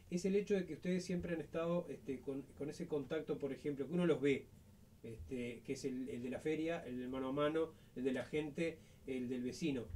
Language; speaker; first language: Spanish; native; Spanish